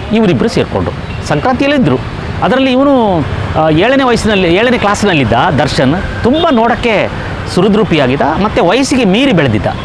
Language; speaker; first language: Kannada; native; Kannada